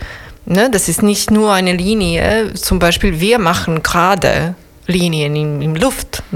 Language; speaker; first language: German; non-native, learner; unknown